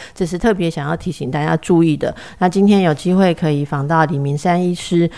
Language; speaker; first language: Chinese; native; Chinese